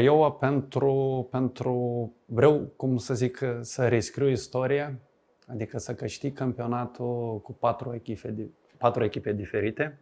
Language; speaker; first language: Romanian; non-native, fluent; Lithuanian